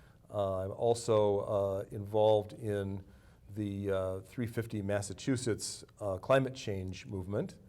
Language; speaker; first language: English; native; English